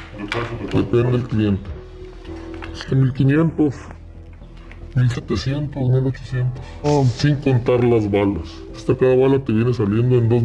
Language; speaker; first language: Spanish; native; Spanish